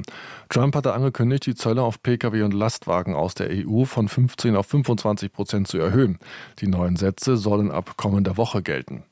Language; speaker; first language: German; native; German